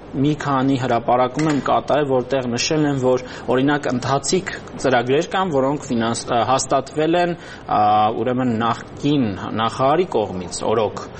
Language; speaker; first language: Armenian; native; Armenian